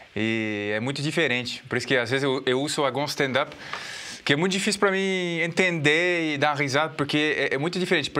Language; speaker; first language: Portuguese; non-native, fluent; French